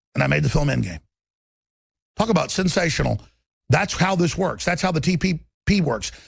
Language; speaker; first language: English; native; English